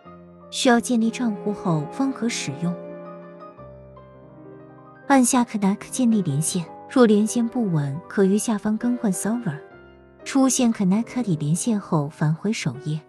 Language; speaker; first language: Chinese; native; Chinese